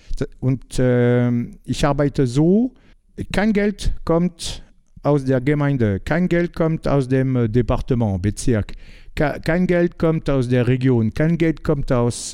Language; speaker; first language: German; non-native, learner; French